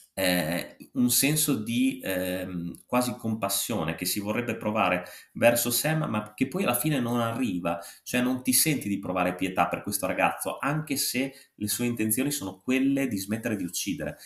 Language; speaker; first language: Italian; native; Italian